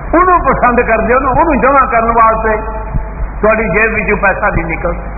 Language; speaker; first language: Urdu; non-native, local second language; Punjabi